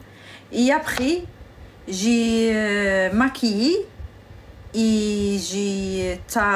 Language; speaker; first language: French; non-native, learner; Arabic